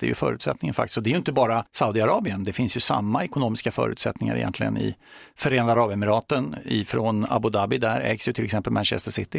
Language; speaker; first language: Swedish; native; Swedish